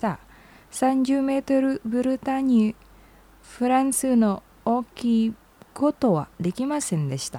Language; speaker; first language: Japanese; non-native, learner; Indonesian